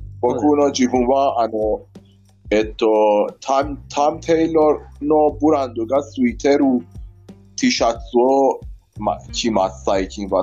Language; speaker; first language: Japanese; non-native, learner; Persian